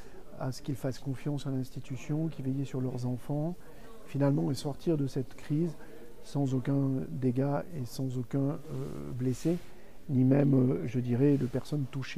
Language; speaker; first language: French; native; French